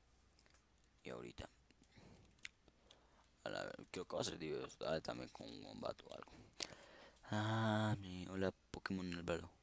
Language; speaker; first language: Spanish; native; Spanish